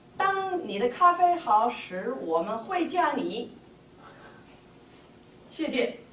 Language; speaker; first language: Chinese; non-native, learner; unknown